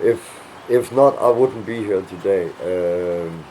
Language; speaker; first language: English; non-native, fluent; Danish